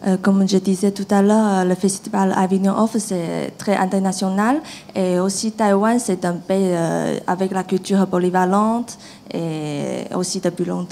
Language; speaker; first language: French; non-native, fluent; Chinese